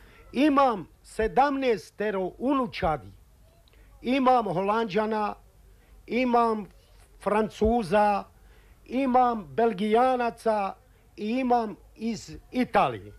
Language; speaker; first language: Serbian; non-native, local second language; Romany